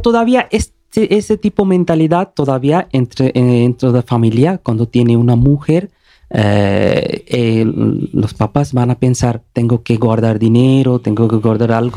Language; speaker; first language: Spanish; non-native, learner; Bangla